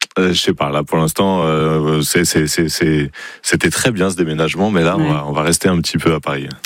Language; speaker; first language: French; native; French